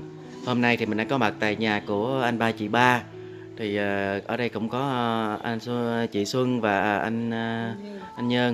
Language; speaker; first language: Vietnamese; native; Vietnamese